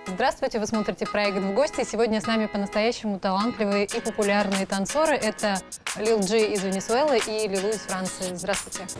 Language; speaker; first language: Russian; native; Russian